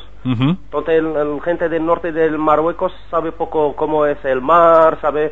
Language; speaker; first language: Spanish; non-native, learner; Arabic